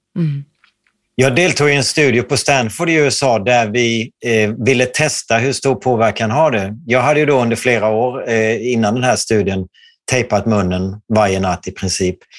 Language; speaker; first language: Swedish; native; Swedish